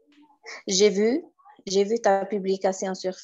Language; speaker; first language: French; non-native, learner; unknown